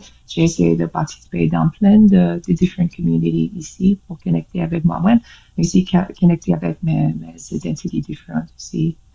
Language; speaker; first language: French; non-native, learner; English